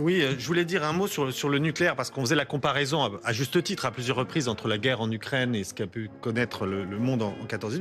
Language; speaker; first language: French; native; French